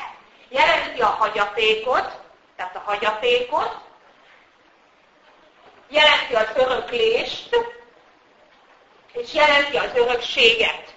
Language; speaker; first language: Hungarian; native; Hungarian